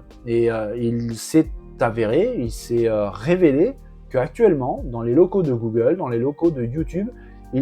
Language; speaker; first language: French; native; French